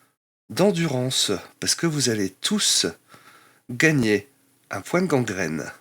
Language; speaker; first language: French; native; French